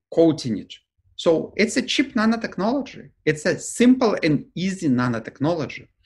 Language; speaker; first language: English; non-native, fluent; Ukrainian